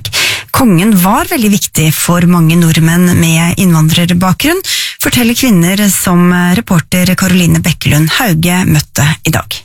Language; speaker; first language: Norwegian; native; Norwegian